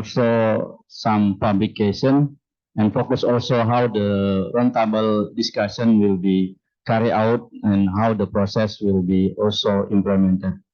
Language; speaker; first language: English; non-native, fluent; Indonesian